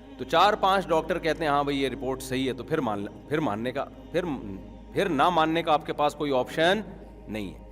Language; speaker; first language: Urdu; native; Urdu